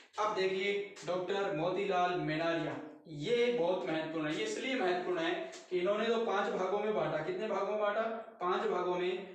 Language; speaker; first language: Hindi; native; Hindi